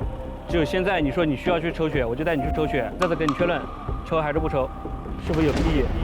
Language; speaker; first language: Chinese; native; Chinese